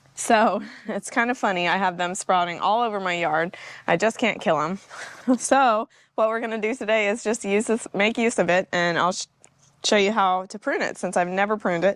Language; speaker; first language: English; native; English